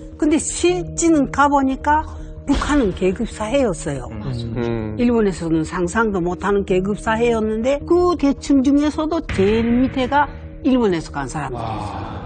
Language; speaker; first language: Korean; early bilingual, heritage; Korean